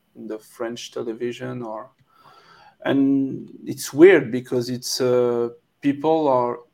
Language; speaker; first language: English; non-native, fluent; French